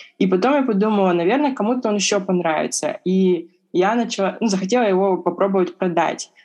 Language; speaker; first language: Russian; native; Russian